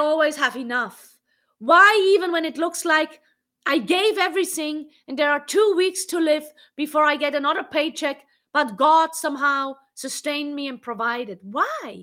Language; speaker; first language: English; non-native, fluent; Swiss German